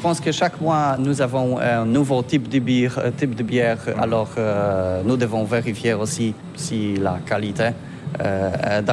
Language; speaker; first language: French; non-native, learner; Polish